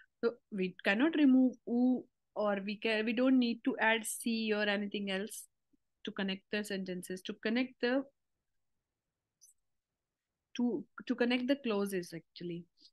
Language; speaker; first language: English; non-native, local second language; Hindi